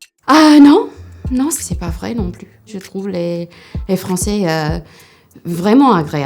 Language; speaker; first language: French; non-native, fluent; English